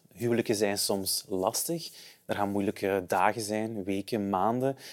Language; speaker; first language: Dutch; native; Dutch